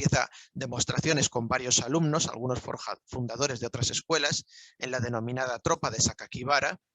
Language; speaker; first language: Spanish; native; Spanish